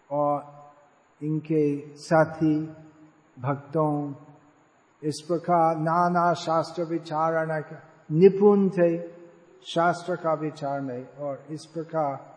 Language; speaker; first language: Hindi; non-native, fluent; English